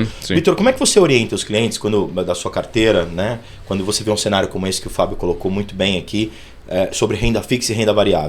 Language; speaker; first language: Portuguese; native; Portuguese